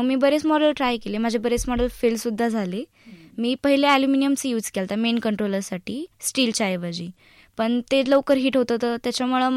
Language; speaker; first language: Marathi; native; Marathi